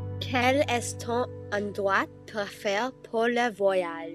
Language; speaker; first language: French; non-native, learner; English